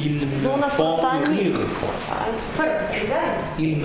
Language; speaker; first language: French; non-native, learner; Russian